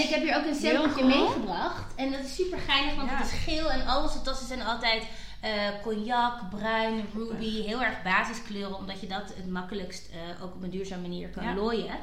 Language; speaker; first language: Dutch; native; Dutch